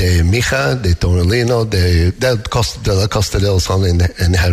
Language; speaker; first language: Spanish; non-native, learner; English